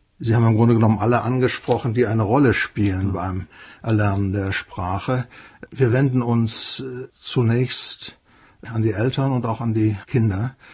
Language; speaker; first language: German; native; German